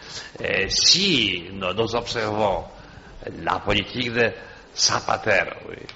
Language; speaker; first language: French; non-native, fluent; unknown